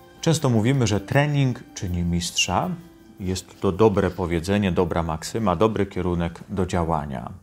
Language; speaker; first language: Polish; native; Polish